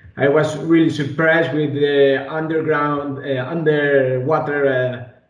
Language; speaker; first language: English; non-native, fluent; Spanish